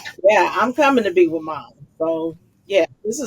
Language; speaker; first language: English; native; English